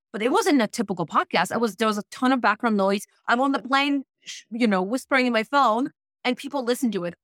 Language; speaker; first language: English; non-native, fluent; Polish